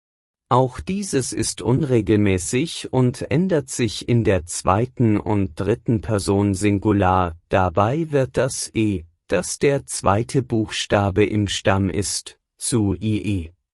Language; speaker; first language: German; non-native, fluent; Persian